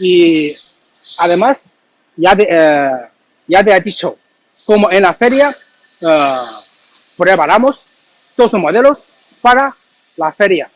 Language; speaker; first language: Spanish; non-native, learner; Chinese